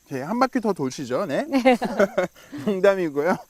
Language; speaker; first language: Korean; non-native, fluent; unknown